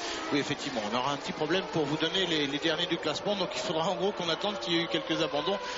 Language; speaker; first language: French; native; French